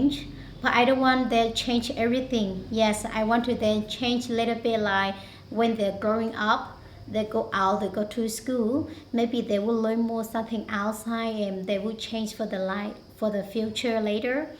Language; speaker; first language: English; non-native, learner; Hmong